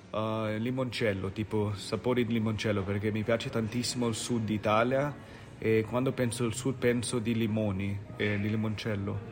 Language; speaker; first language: Italian; non-native, fluent; Hindi